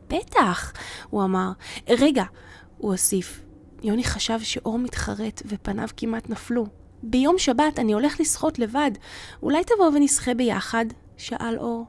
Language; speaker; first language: Hebrew; native; Hebrew